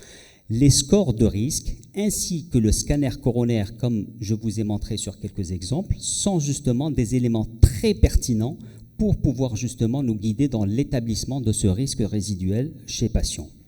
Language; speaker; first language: French; non-native, local second language; Arabic